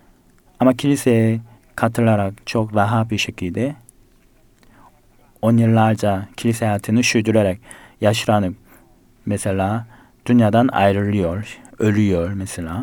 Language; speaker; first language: Turkish; non-native, fluent; Korean